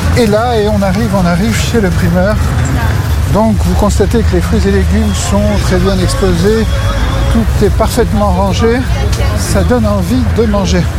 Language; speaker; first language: French; native; French